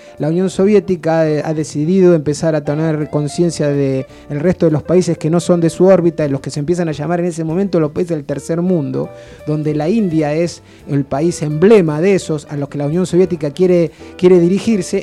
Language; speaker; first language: Spanish; native; Spanish